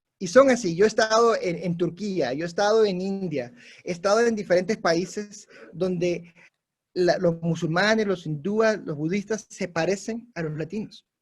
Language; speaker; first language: Spanish; non-native, local second language; English